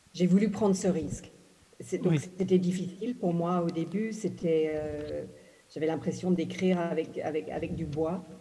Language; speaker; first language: French; early bilingual, other home language; English